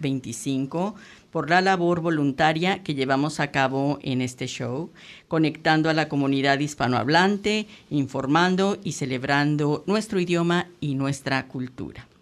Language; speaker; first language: Spanish; native; Spanish